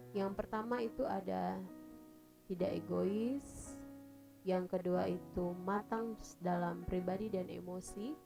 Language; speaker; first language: Indonesian; native; Indonesian